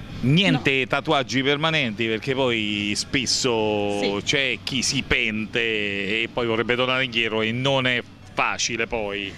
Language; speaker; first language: Italian; native; Italian